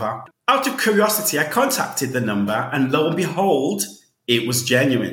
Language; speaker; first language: English; native; English